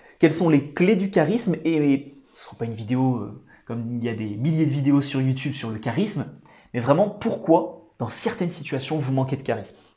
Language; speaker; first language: French; native; French